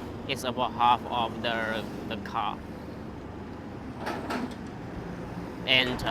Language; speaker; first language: English; non-native, fluent; Chinese